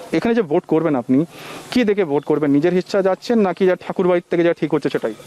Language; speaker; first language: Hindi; non-native, local second language; Bangla